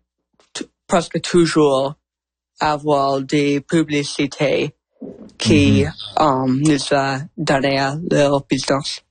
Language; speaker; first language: French; non-native, learner; English